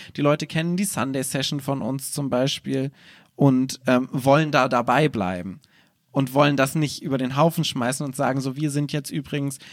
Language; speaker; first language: German; native; German